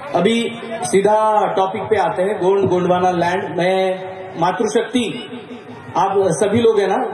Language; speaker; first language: Hindi; non-native, local second language; Marathi